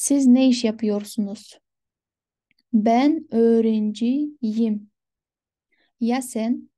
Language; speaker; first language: Turkish; non-native, fluent; Kyrgyz